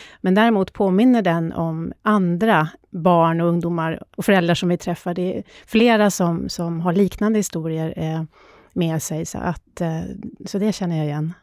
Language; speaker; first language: Swedish; native; Swedish